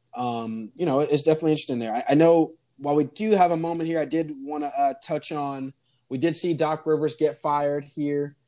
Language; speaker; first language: English; native; English